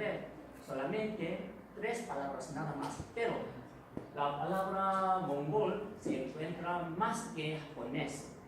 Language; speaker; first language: Spanish; non-native, fluent; Korean